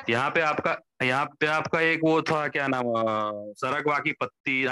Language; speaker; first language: Hindi; non-native, local second language; Gujarati